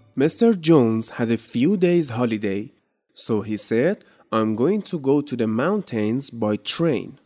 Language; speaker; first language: English; non-native, fluent; Persian